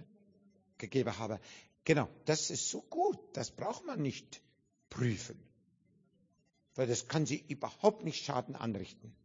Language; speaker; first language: German; non-native, learner; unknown